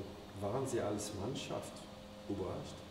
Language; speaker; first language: German; non-native, learner; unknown